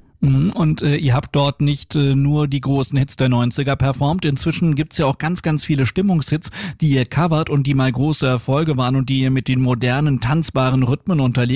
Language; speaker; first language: German; native; German